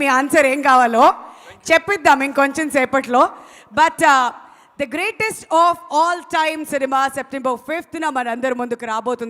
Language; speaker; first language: Telugu; native; Telugu